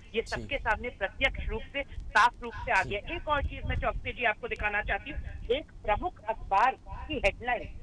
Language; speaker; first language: Hindi; native; Hindi